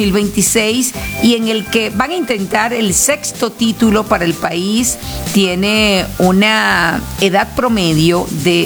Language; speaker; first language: Spanish; native; Spanish